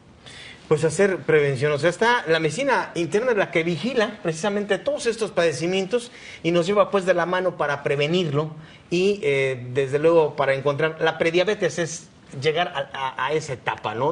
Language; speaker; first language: Spanish; native; Spanish